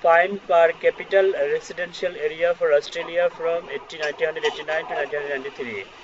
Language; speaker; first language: English; non-native, local second language; Bangla